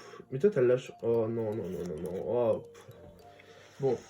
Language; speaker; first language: French; native; French